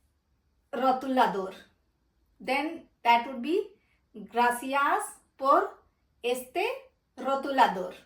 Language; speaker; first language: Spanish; non-native, fluent; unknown